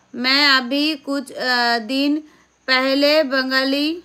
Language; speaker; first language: Hindi; non-native, local second language; Bangla